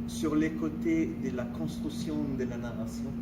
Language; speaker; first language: French; non-native, fluent; Italian